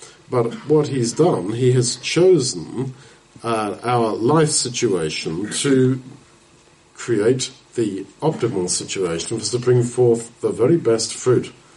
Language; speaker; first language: English; native; English